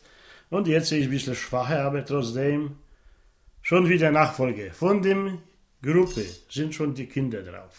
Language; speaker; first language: German; non-native, local second language; Polish